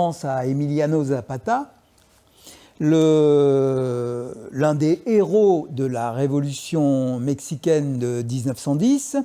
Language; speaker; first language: French; native; French